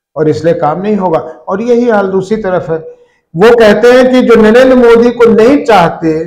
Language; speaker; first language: Hindi; native; Hindi